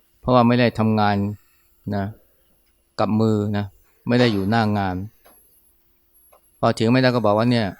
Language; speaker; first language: Thai; native; Thai